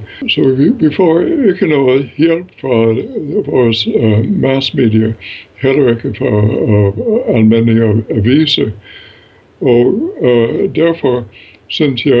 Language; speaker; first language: Danish; non-native, fluent; English